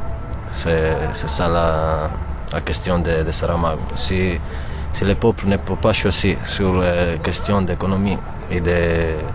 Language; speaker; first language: French; non-native, learner; Italian